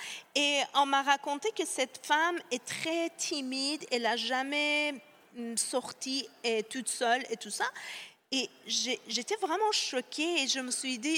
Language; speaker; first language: French; non-native, fluent; Persian